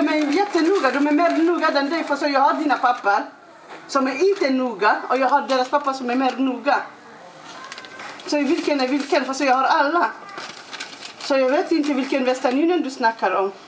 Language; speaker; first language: Swedish; non-native, fluent; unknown